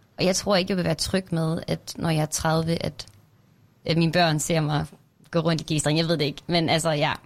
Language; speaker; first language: Danish; native; Danish